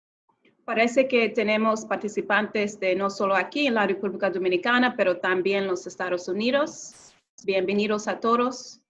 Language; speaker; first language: Spanish; non-native, fluent; English